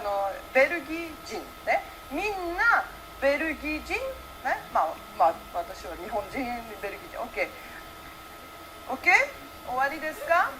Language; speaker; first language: Japanese; early bilingual, heritage; Japanese